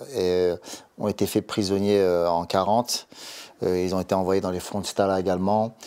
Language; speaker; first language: French; native; French